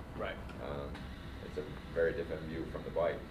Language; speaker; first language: English; non-native, fluent; Swedish